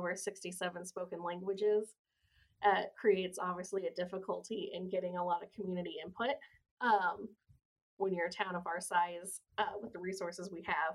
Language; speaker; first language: English; native; English